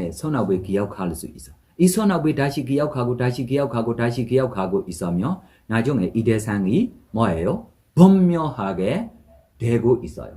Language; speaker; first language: Korean; non-native, fluent; Burmese